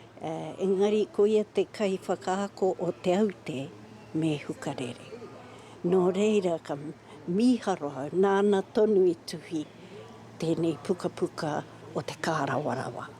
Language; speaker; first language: Māori; non-native, local second language; English